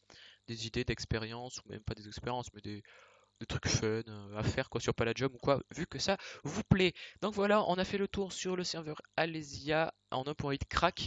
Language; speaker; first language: French; native; French